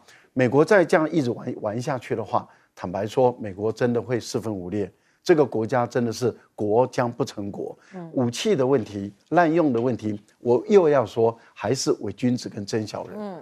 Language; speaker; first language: Chinese; native; Chinese